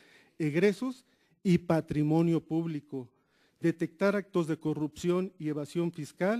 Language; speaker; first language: Spanish; native; Spanish